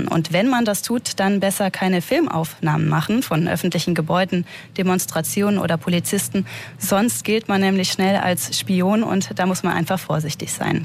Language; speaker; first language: German; native; German